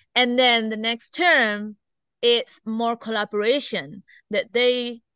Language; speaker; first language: English; non-native, fluent; Indonesian